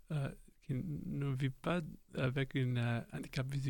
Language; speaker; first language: French; non-native, learner; English